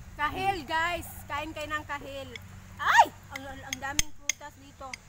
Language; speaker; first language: Filipino; non-native, local second language; Cebuano